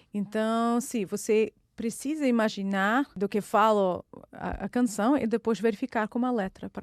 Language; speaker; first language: Portuguese; non-native, fluent; Russian